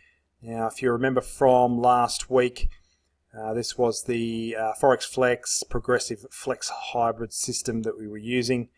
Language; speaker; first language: English; native; English